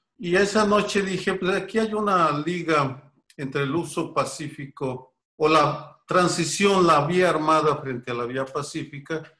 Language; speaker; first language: Spanish; native; Spanish